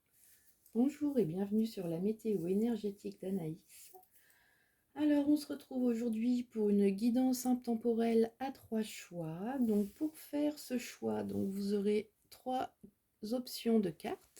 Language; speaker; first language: French; native; French